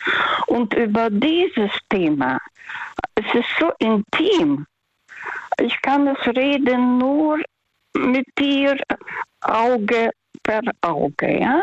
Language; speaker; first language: German; non-native, fluent; Russian